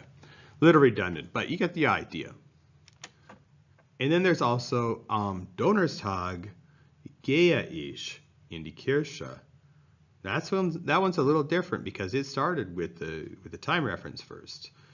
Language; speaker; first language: English; native; English